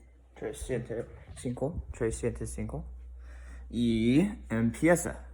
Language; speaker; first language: Spanish; non-native, learner; English